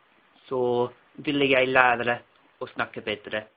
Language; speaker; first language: Norwegian; non-native, learner; English